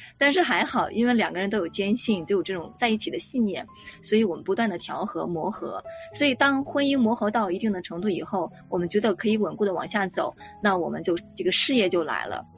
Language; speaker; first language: Chinese; native; Chinese